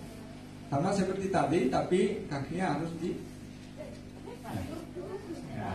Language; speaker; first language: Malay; non-native, fluent; Bangla